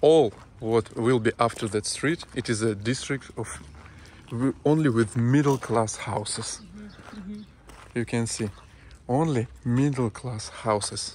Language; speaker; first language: English; non-native, learner; Russian